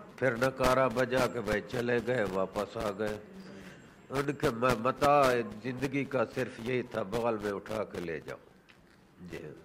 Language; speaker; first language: Urdu; non-native, local second language; Saraiki